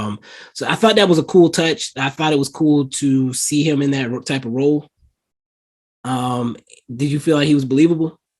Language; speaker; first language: English; native; English